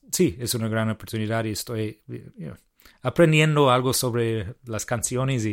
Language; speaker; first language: Spanish; non-native, fluent; English